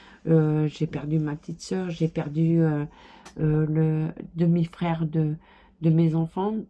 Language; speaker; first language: French; native; French